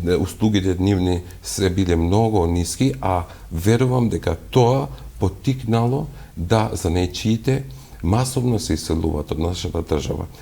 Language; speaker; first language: Macedonian; non-native, local second language; Albanian